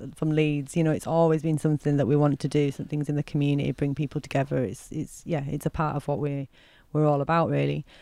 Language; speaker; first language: English; native; English